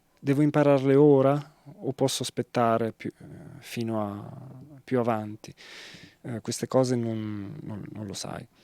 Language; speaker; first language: Italian; native; Italian